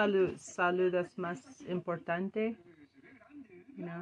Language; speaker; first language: Spanish; non-native, learner; English